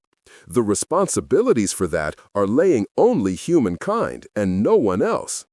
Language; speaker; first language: English; non-native, fluent; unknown